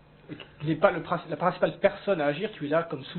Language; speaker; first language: French; native; French